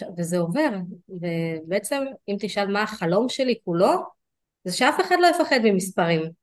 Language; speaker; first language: Hebrew; early bilingual, other home language; Russian